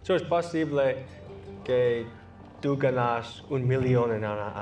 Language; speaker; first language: Spanish; non-native, learner; English